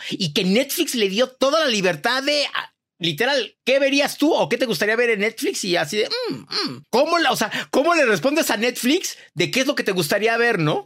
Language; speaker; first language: Spanish; native; Spanish